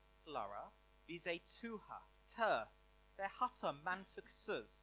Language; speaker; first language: Turkish; non-native, learner; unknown